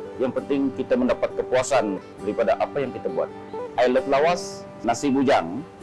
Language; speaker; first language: Malay; native; Malay